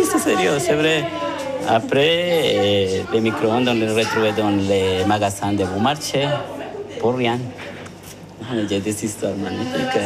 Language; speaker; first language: French; non-native, learner; Spanish